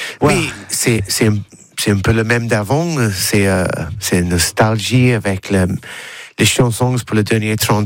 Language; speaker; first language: French; non-native, learner; English